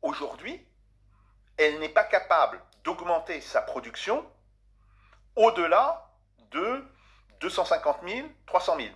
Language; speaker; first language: French; native; French